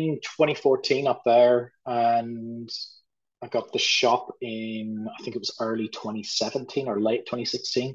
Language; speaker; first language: English; native; English